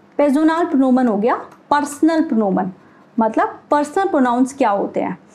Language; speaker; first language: Hindi; native; Hindi